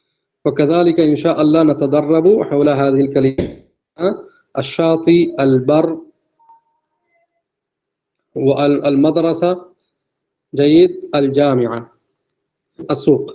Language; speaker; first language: Arabic; non-native, fluent; Urdu